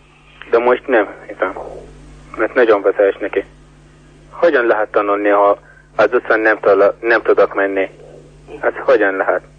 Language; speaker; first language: Hungarian; non-native, learner; Arabic